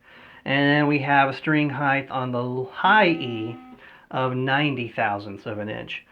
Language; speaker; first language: English; native; English